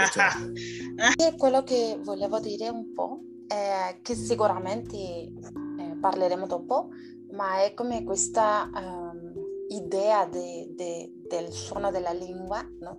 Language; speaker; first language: Italian; non-native, learner; Spanish